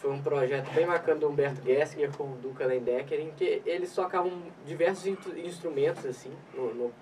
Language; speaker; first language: Portuguese; native; Portuguese